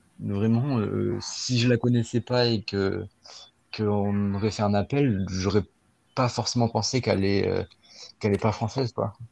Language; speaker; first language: French; native; French